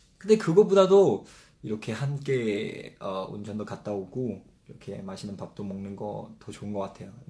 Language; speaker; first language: Korean; non-native, fluent; Chinese